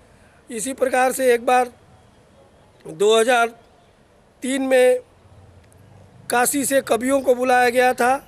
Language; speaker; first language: Hindi; native; Hindi